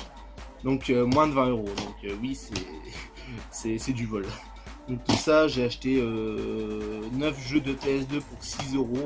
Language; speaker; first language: French; native; French